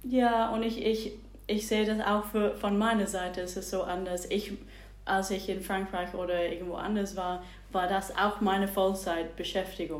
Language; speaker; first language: German; non-native, fluent; English